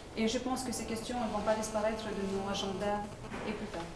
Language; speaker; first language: French; non-native, fluent; Lithuanian